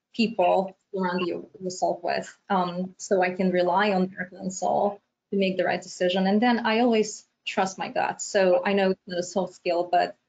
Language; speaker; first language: English; non-native, fluent; Romanian